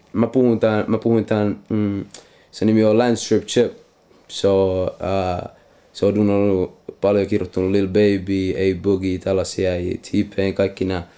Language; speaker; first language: Finnish; non-native, local second language; Swedish